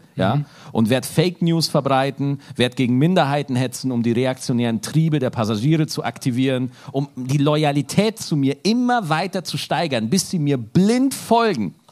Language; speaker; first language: German; native; German